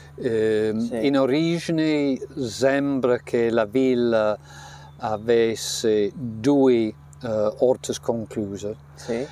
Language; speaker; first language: Italian; non-native, fluent; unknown